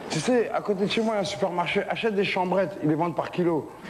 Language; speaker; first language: French; native; French